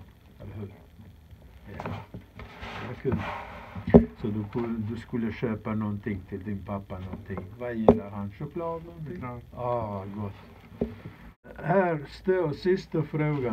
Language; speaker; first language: Swedish; non-native, fluent; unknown